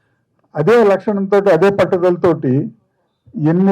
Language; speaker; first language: Telugu; native; Telugu